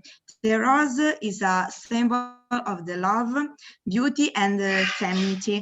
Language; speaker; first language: English; non-native, learner; Italian